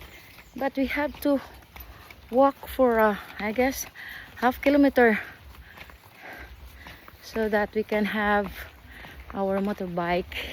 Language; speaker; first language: English; non-native, local second language; Cebuano